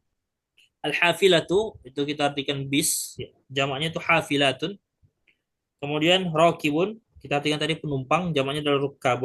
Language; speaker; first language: Indonesian; native; Indonesian